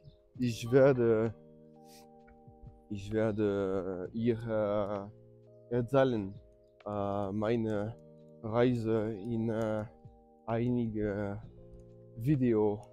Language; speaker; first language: German; non-native, learner; French